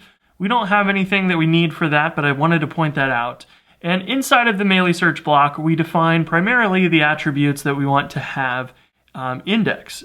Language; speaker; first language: English; native; English